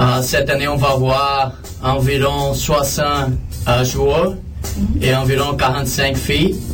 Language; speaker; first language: French; non-native, fluent; Portuguese